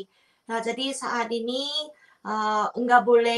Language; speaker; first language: Indonesian; non-native, fluent; Korean